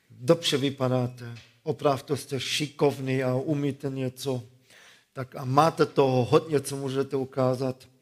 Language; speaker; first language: Czech; non-native, fluent; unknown